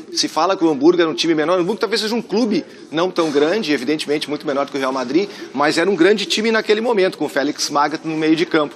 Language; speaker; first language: Portuguese; native; Portuguese